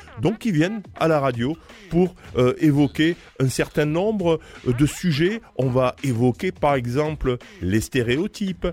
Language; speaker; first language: French; native; French